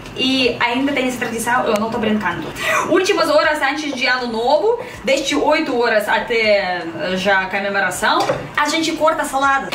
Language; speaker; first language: Portuguese; non-native, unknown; Russian